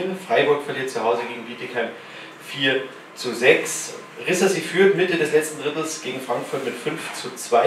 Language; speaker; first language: German; native; German